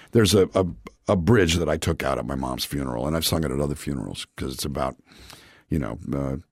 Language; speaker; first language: English; native; English